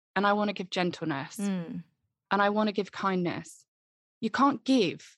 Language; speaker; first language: English; native; English